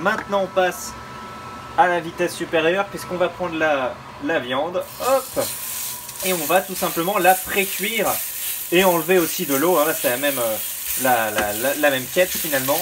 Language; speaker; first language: French; native; French